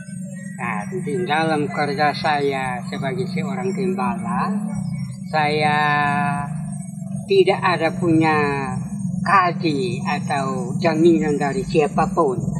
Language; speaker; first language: Indonesian; non-native, local second language; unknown